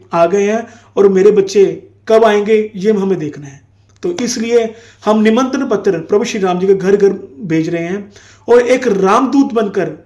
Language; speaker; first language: Hindi; non-native, local second language; Punjabi